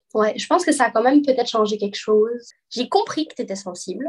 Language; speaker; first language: French; native; French